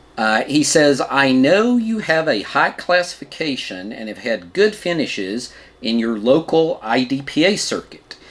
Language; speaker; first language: English; native; English